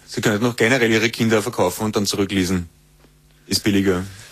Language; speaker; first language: German; native; German